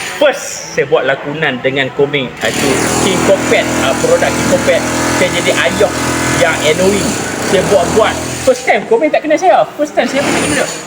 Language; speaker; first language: Malay; native; Malay